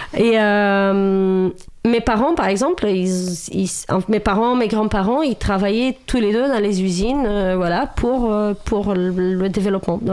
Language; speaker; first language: French; non-native, fluent; Romanian